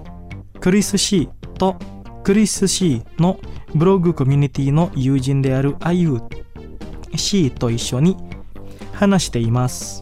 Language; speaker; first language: Japanese; non-native, fluent; Indonesian